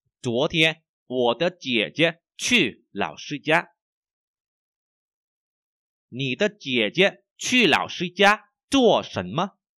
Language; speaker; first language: Chinese; non-native, fluent; Vietnamese